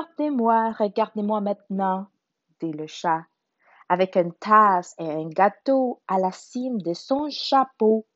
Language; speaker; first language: French; non-native, learner; Spanish